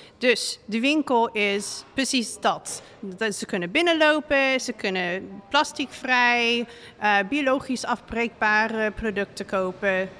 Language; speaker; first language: Dutch; non-native, fluent; English